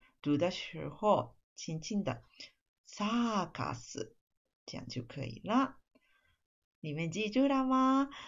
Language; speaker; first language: Chinese; non-native, fluent; Japanese